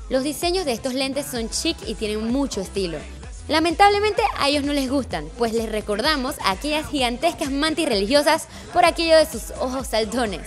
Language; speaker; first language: Spanish; native; Spanish